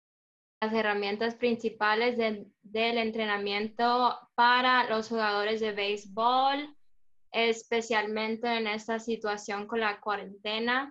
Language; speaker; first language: Spanish; early bilingual, heritage; English